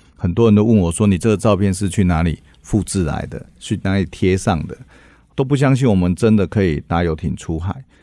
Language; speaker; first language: Chinese; native; Chinese